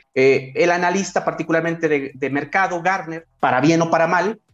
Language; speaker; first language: Spanish; native; Spanish